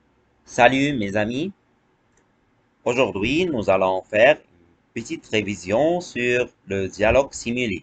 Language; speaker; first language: French; non-native, fluent; Arabic